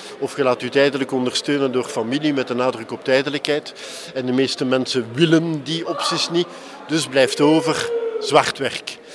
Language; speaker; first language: Dutch; native; Dutch